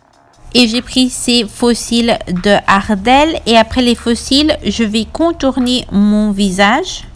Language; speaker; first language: French; non-native, fluent; Spanish